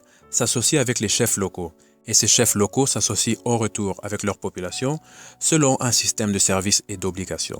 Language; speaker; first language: French; native; French